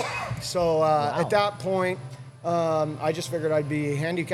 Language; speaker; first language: English; native; English